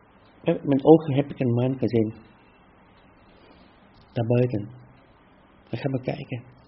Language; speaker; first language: Dutch; non-native, fluent; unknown